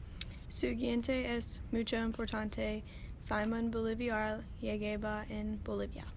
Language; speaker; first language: Spanish; non-native, learner; English